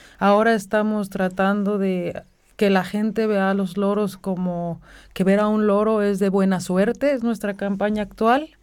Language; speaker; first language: Spanish; native; Spanish